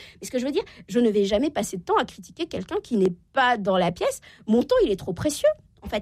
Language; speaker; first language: French; native; French